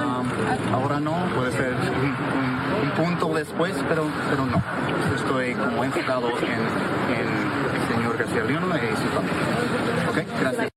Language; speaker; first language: Spanish; early bilingual, heritage; Spanish